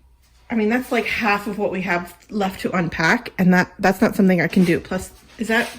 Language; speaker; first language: English; native; English